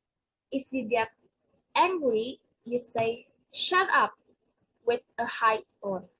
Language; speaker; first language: English; non-native, learner; Indonesian